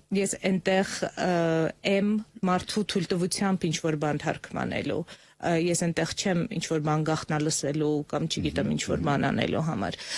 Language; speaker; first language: Armenian; native; Armenian